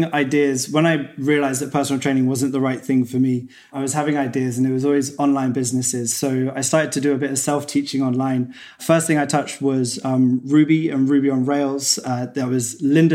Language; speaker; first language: English; native; English